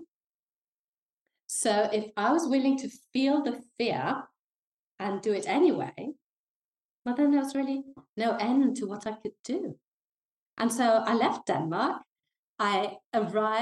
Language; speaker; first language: English; non-native, fluent; Danish